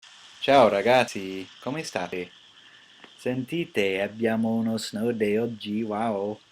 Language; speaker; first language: Italian; non-native, fluent; English